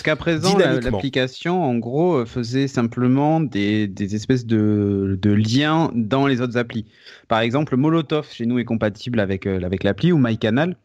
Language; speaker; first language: French; native; French